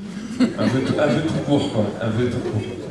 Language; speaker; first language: French; native; French